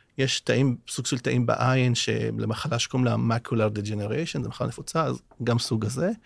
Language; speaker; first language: Hebrew; non-native, local second language; Arabic